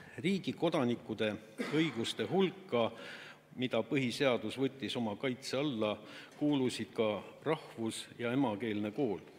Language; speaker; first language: Estonian; non-native, local second language; Russian